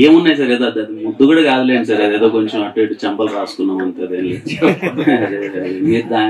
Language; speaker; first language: Telugu; native; Telugu